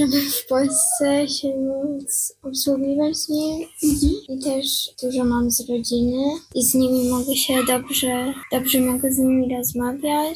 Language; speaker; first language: Polish; early bilingual, heritage; Polish